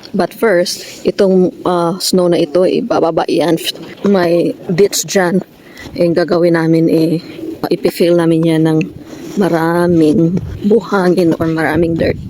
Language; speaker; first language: Filipino; non-native, local second language; Cebuano